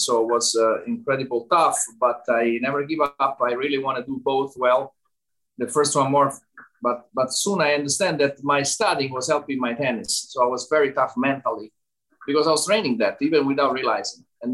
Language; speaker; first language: English; non-native, fluent; Italian